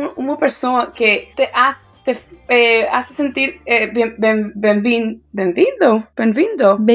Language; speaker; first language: Portuguese; non-native, learner; Spanish